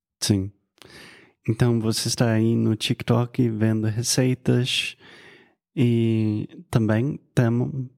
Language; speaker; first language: Portuguese; non-native, fluent; English